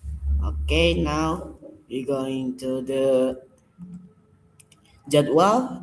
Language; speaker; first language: English; non-native, learner; Indonesian